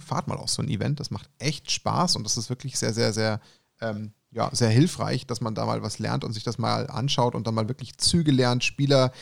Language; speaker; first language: German; native; German